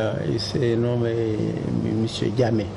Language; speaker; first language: Spanish; non-native, fluent; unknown